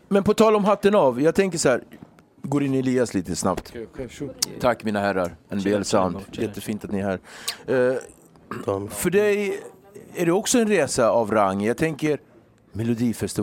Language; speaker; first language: Swedish; native; Swedish